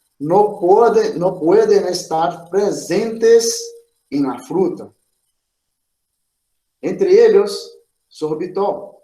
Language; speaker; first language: Spanish; non-native, fluent; Portuguese